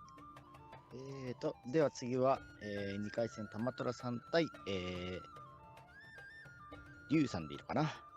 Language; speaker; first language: Japanese; native; Japanese